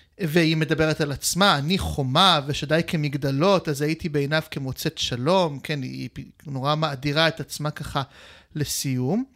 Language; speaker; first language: Hebrew; native; Hebrew